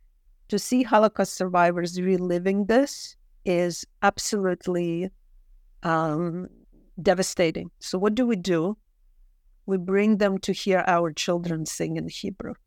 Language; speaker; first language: English; non-native, fluent; Russian